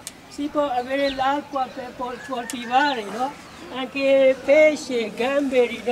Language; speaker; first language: Italian; non-native, learner; Burmese